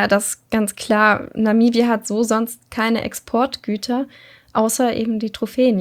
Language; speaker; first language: German; native; German